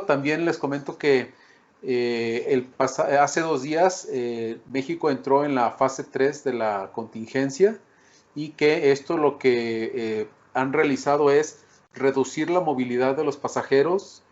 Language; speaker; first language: Spanish; native; Spanish